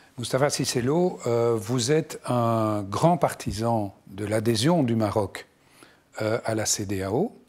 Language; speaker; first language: French; non-native, local second language; Arabic